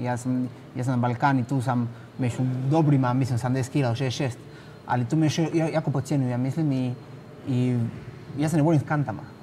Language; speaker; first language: Bosnian; non-native, fluent; Spanish